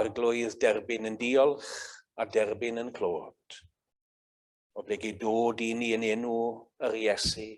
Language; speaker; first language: Welsh; native; Welsh